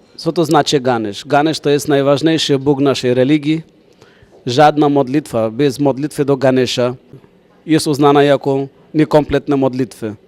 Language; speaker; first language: Polish; non-native, fluent; Punjabi